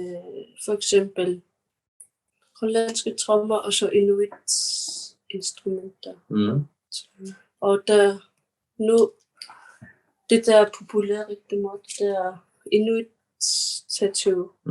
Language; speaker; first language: Danish; non-native, local second language; Kalaallisut